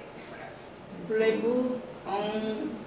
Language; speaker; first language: French; non-native, learner; Korean